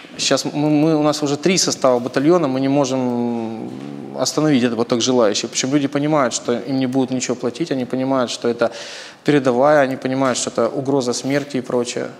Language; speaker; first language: Russian; native; Russian